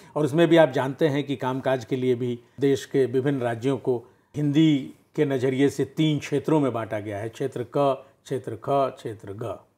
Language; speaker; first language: Hindi; native; Hindi